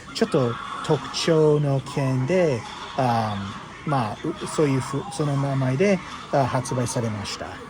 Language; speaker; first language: Japanese; non-native, fluent; English